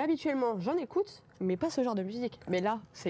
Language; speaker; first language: French; native; French